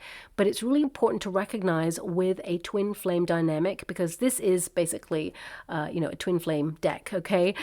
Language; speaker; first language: English; native; English